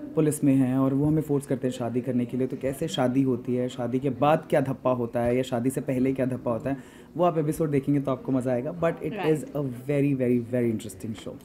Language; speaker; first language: Hindi; native; Hindi